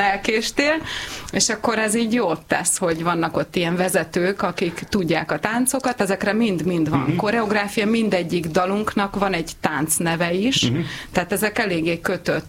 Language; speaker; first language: Hungarian; native; Hungarian